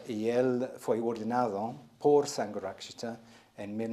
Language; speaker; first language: Spanish; non-native, fluent; English